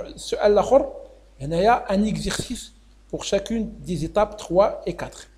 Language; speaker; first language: French; non-native, local second language; Arabic